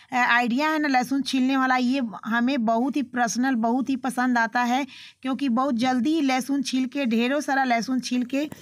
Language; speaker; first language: Hindi; native; Hindi